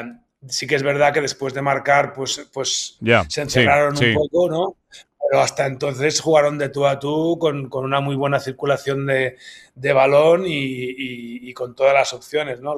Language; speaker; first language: Spanish; native; Spanish